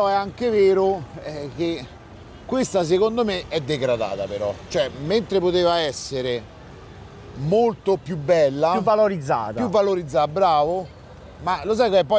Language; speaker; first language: Italian; native; Italian